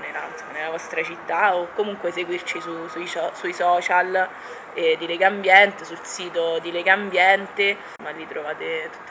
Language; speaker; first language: Italian; native; Italian